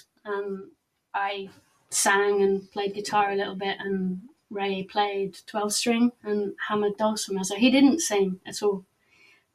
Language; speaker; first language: English; native; English